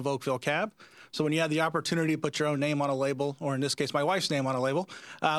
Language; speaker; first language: English; native; English